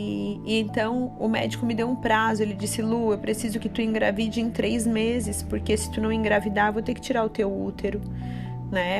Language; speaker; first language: Portuguese; native; Portuguese